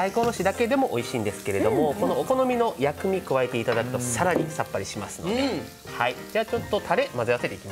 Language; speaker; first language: Japanese; native; Japanese